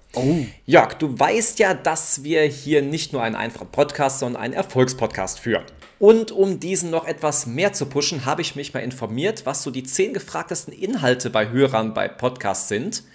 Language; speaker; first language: German; native; German